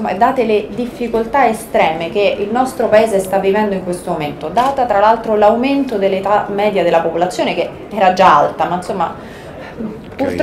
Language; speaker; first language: Italian; native; Italian